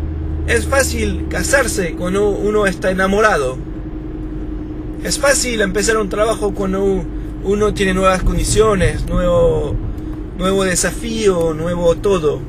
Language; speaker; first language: Spanish; non-native, fluent; French